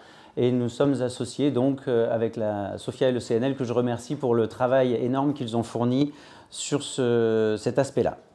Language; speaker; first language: French; native; French